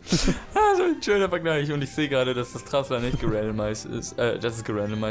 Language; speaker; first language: German; native; German